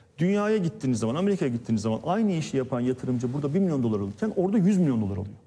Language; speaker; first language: Turkish; native; Turkish